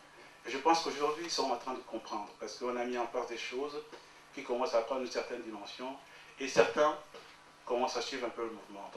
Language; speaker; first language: French; native; French